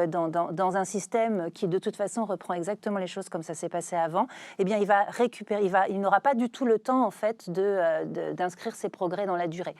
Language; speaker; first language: French; native; French